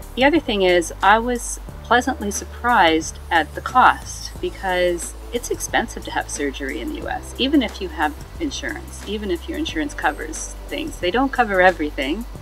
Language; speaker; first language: English; native; English